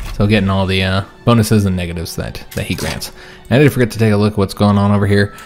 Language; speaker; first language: English; native; English